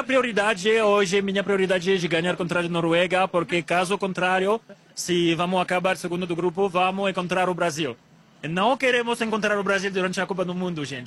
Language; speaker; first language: Portuguese; non-native, learner; French